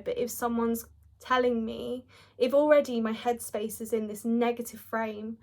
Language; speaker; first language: English; native; English